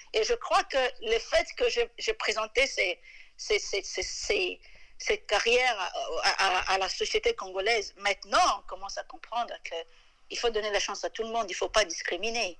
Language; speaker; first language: French; non-native, local second language; Lingala